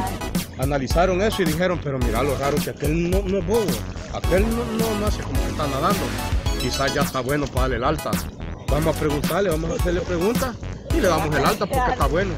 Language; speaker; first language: Spanish; native; Spanish